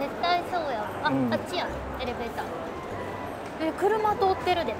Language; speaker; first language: Japanese; native; Japanese